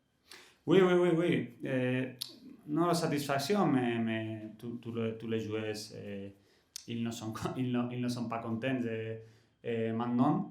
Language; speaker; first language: French; non-native, learner; Catalan